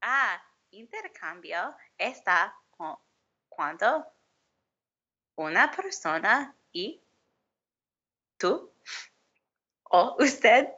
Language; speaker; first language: Spanish; non-native, learner; English